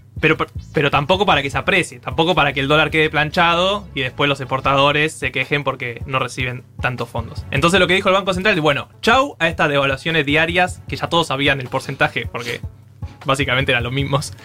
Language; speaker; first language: Spanish; native; Spanish